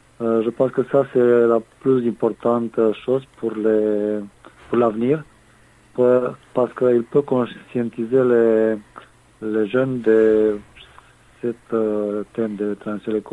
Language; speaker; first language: French; non-native, fluent; Romanian